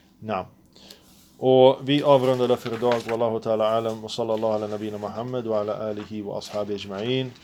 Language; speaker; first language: Swedish; early bilingual, other home language; Arabic